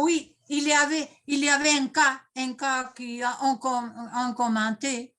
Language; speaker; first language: French; non-native, fluent; Spanish